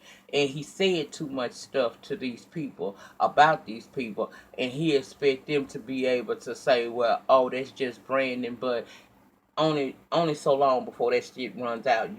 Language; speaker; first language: English; native; English